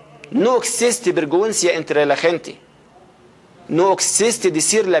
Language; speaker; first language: Spanish; non-native, fluent; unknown